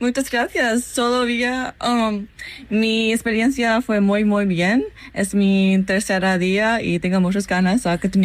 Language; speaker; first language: Spanish; non-native, fluent; English